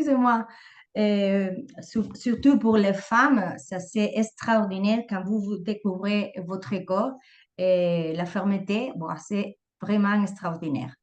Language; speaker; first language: French; non-native, fluent; Spanish